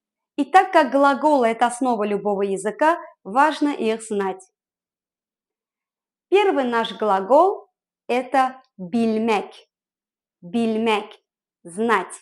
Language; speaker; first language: Russian; non-native, fluent; Azerbaijani